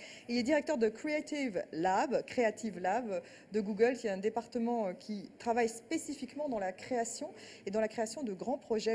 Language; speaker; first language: French; native; French